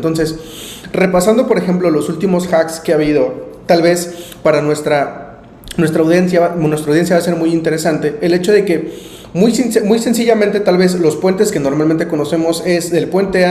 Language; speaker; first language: Spanish; native; Spanish